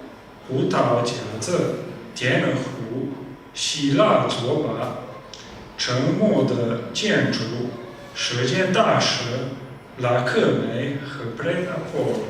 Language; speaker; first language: Chinese; non-native, fluent; Slovenian